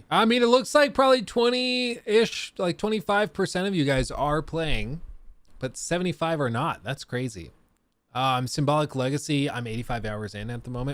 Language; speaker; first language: English; native; English